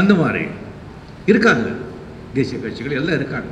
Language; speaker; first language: Tamil; non-native, fluent; Marathi